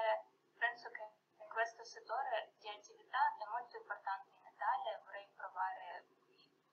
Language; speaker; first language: Italian; non-native, learner; Russian